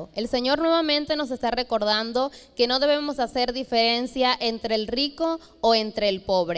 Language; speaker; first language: Spanish; native; Spanish